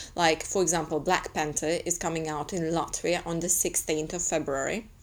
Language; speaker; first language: English; non-native, fluent; Latvian